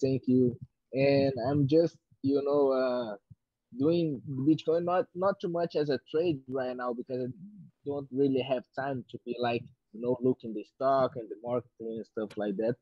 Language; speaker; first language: English; non-native, fluent; Portuguese